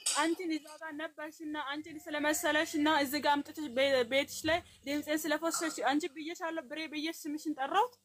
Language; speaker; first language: Amharic; non-native, local second language; Oromo